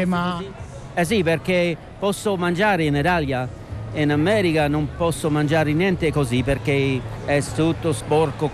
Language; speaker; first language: Italian; non-native, learner; English